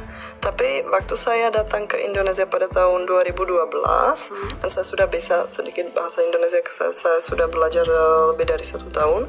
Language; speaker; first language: Indonesian; non-native, fluent; Czech